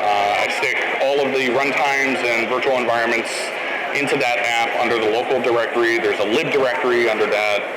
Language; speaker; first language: English; native; English